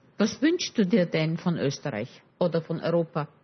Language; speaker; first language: German; native; German